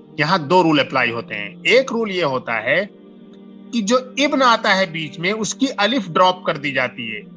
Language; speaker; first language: Urdu; native; Urdu